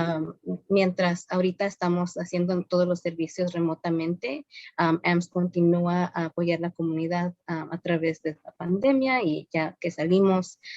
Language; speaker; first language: Spanish; early bilingual, heritage; Spanish